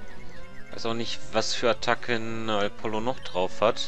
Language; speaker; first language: German; native; German